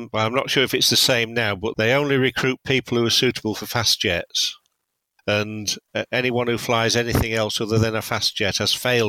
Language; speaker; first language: English; native; English